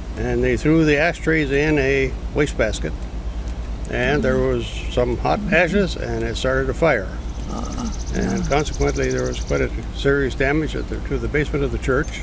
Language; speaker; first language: English; native; English